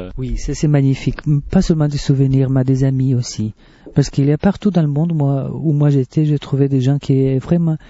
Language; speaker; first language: French; non-native, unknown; Spanish